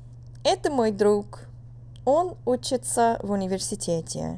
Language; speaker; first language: Russian; non-native, fluent; English